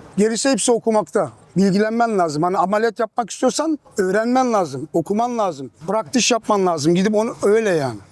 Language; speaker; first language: Turkish; early bilingual, heritage; Turkish